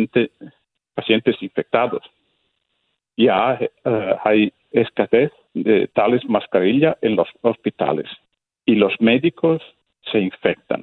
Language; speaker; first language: Spanish; non-native, fluent; Italian